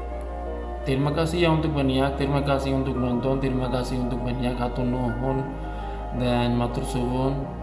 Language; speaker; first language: Indonesian; non-native, learner; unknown